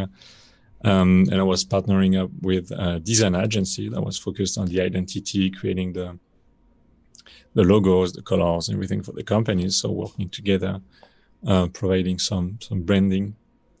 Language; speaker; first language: English; non-native, fluent; French